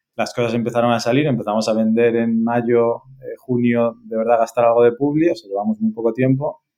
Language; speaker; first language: Spanish; native; Spanish